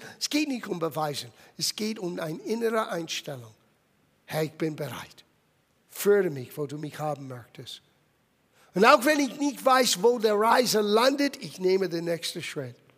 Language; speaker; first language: German; non-native, fluent; English